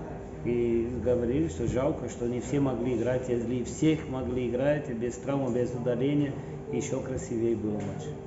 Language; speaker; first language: Russian; non-native, fluent; Portuguese